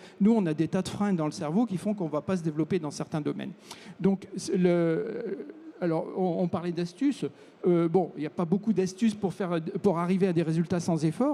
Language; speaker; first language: French; native; French